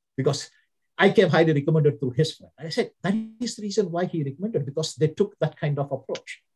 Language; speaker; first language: English; non-native, local second language; Telugu